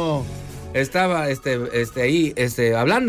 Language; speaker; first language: Spanish; native; Spanish